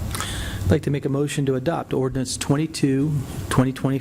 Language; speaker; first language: English; native; English